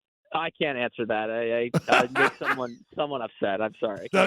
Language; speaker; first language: English; native; English